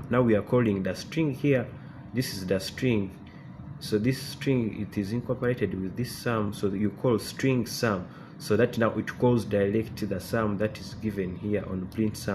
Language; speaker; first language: English; non-native, local second language; Ganda